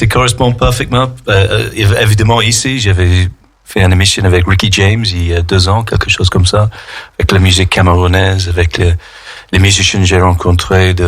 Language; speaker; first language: French; non-native, fluent; English